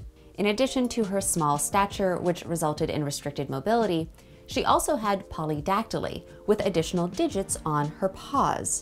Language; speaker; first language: English; native; English